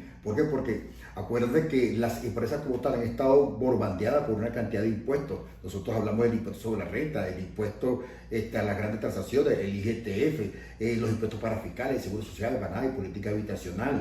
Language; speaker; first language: Spanish; native; Spanish